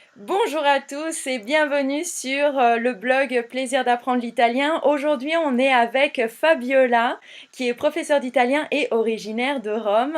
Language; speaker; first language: French; native; French